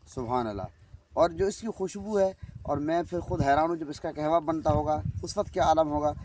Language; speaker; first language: Urdu; non-native, local second language; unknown